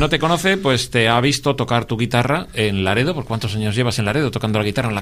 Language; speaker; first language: Spanish; native; Spanish